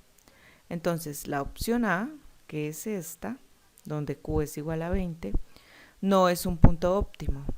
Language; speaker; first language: Spanish; native; Spanish